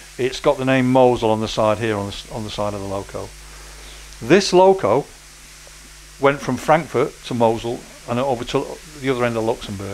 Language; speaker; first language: English; native; English